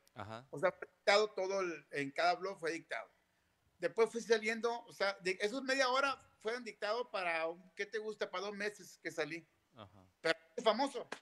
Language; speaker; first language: Spanish; native; Spanish